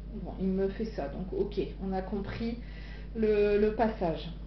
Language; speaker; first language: French; native; French